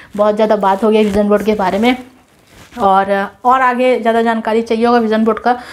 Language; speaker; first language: Hindi; non-native, local second language; Nepali